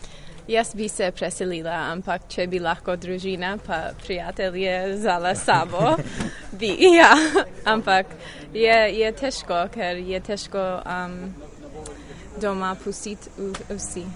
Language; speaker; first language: Slovenian; early bilingual, heritage; Slovenian